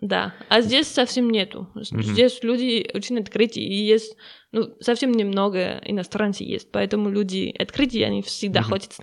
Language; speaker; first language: Russian; non-native, learner; French